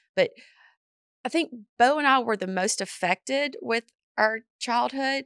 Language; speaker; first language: English; native; English